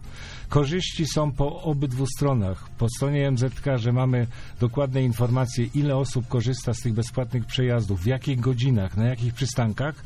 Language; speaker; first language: Polish; native; Polish